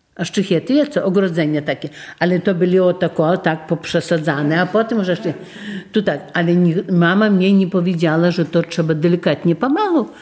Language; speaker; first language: Polish; non-native, local second language; Belarusian